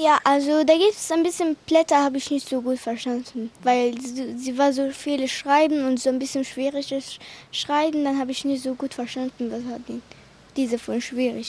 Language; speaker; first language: German; early bilingual, other home language; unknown